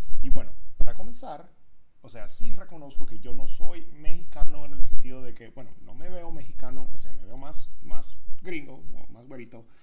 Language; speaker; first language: Spanish; non-native, fluent; English